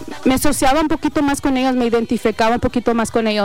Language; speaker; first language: Spanish; early bilingual, heritage; Spanish